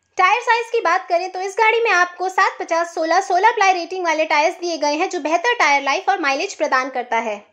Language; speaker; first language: Hindi; native; Hindi